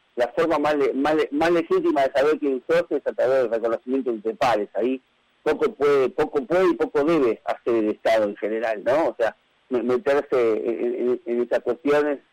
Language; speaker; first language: Spanish; native; Spanish